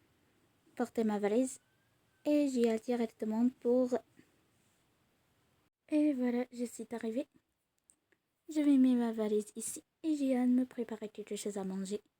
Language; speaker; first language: French; non-native, learner; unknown